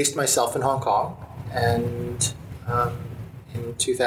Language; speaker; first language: English; native; English